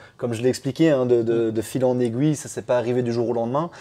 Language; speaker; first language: French; native; French